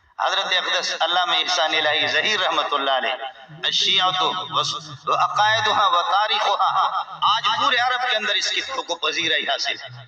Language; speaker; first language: Urdu; non-native, local second language; Baluchi